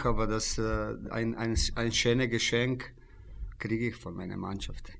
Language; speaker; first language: German; non-native, fluent; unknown